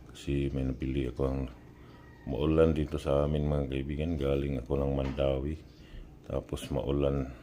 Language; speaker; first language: Filipino; non-native, local second language; Cebuano